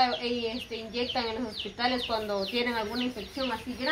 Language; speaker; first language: Spanish; native; Spanish